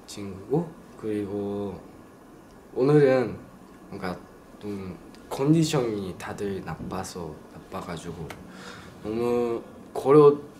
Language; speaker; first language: Korean; non-native, learner; Japanese